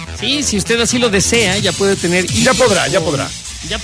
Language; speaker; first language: Spanish; native; Spanish